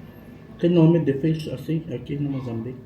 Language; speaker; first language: Portuguese; non-native, learner; Filipino